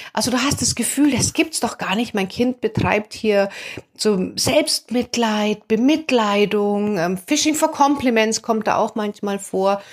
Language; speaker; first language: German; native; German